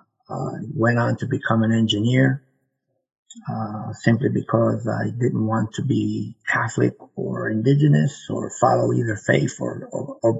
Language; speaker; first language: English; native; English